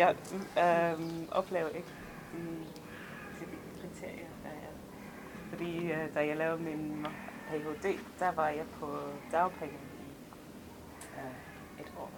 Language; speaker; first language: Danish; non-native, fluent; English